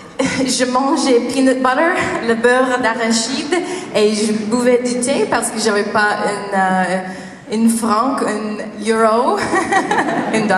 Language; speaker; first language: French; non-native, learner; English